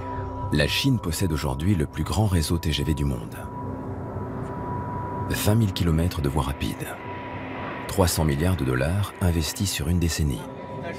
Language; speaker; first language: French; native; French